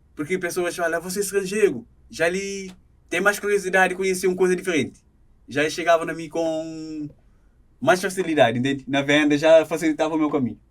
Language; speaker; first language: Portuguese; non-native, local second language; Kabuverdianu